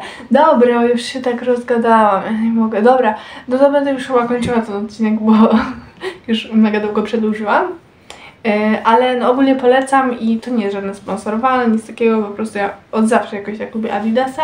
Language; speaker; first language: Polish; native; Polish